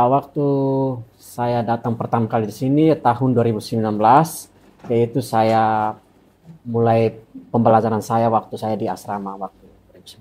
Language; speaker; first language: Indonesian; non-native, fluent; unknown